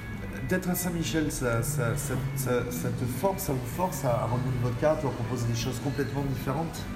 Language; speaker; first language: French; native; French